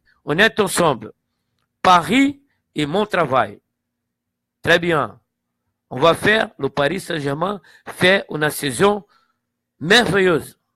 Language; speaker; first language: French; non-native, fluent; Portuguese